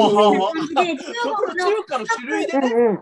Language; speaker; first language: Japanese; native; Japanese